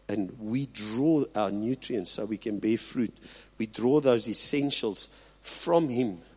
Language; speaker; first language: English; non-native, local second language; Afrikaans